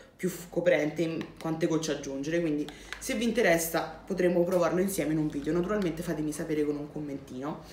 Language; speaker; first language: Italian; native; Italian